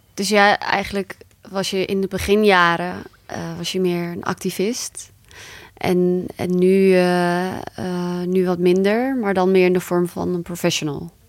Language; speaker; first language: Dutch; early bilingual, other home language; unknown